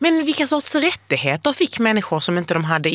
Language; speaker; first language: Swedish; native; Swedish